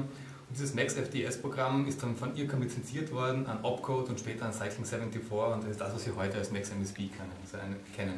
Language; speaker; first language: German; native; German